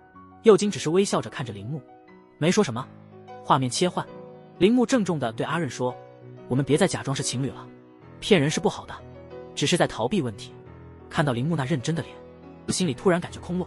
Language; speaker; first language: Chinese; native; Chinese